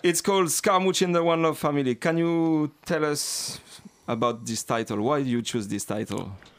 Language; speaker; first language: English; non-native, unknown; French